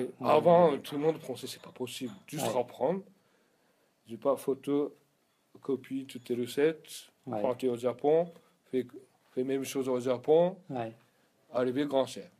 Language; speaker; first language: French; non-native, learner; Japanese